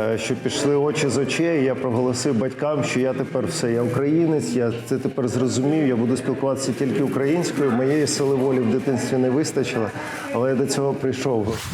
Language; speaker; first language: Ukrainian; non-native, local second language; Russian